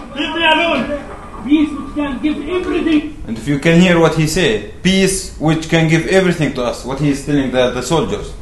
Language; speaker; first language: English; non-native, fluent; Arabic